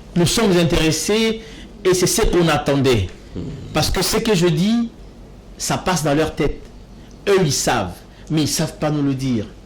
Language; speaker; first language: French; non-native, local second language; Lingala